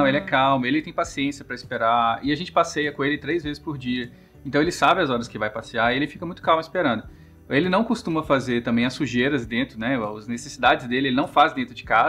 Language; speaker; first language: Portuguese; native; Portuguese